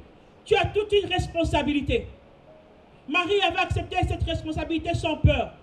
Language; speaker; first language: French; non-native, local second language; Lingala